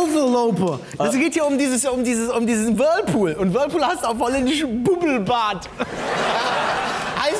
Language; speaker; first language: German; native; German